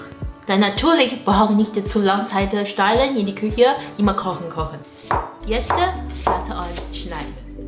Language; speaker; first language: German; non-native, learner; Chinese